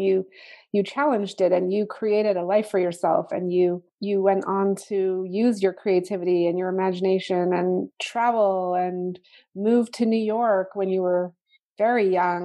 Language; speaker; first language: English; native; English